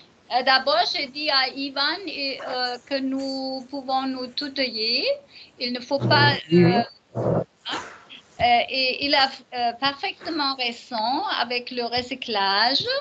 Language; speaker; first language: French; non-native, learner; German